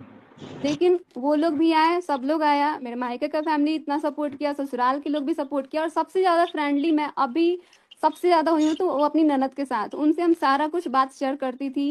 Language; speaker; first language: Hindi; native; Hindi